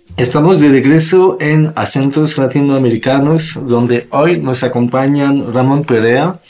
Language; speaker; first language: Spanish; non-native, fluent; French